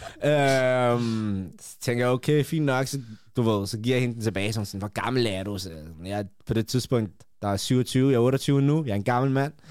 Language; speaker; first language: Danish; early bilingual, other home language; Kurdish